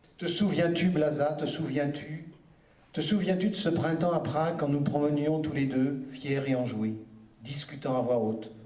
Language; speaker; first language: French; native; French